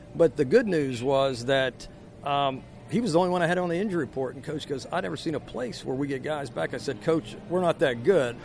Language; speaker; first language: English; native; English